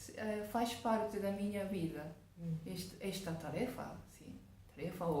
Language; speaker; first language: Portuguese; non-native, fluent; Japanese